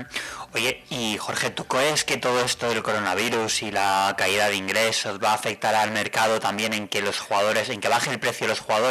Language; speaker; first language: Spanish; native; Spanish